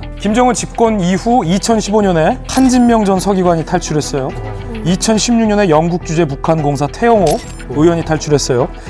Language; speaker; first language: Korean; native; Korean